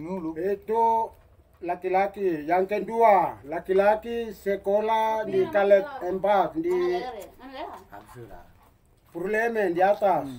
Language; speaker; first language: Indonesian; non-native, local second language; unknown